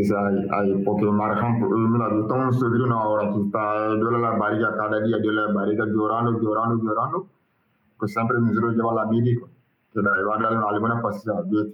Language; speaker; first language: Spanish; non-native, learner; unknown